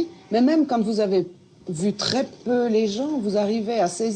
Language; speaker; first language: French; native; French